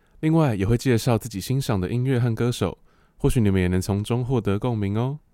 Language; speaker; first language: Chinese; native; Chinese